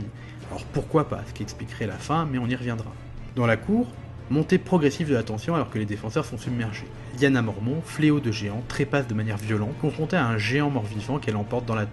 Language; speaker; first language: French; native; French